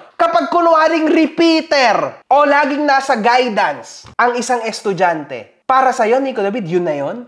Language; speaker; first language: Filipino; native; Filipino